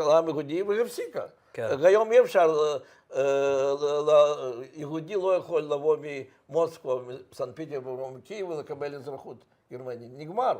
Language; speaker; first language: Hebrew; non-native, fluent; Russian